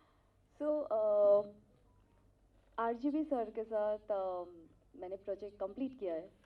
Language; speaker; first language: Hindi; non-native, local second language; Telugu